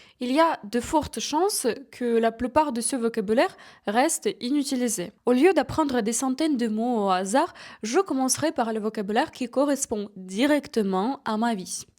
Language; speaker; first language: French; non-native, fluent; Ukrainian